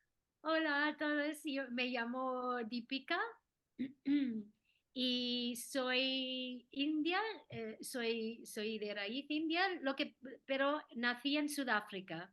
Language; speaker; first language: Spanish; non-native, fluent; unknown